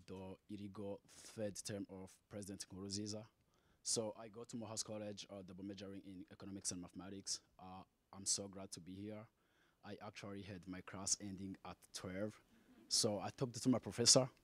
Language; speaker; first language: English; non-native, fluent; Rundi